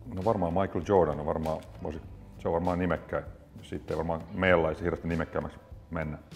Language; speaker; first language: Finnish; native; Finnish